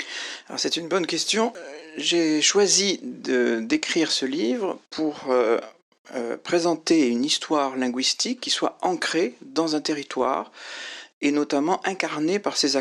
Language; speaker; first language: French; native; French